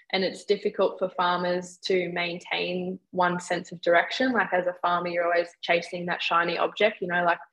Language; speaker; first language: English; native; English